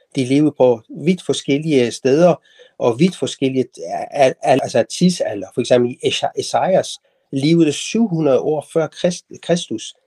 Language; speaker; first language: Danish; non-native, fluent; Persian